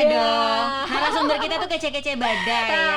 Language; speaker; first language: Indonesian; native; Indonesian